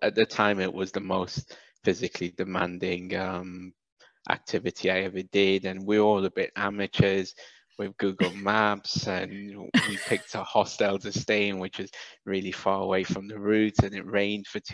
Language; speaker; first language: English; native; English